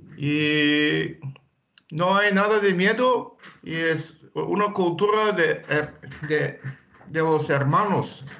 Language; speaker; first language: Spanish; non-native, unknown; Bulgarian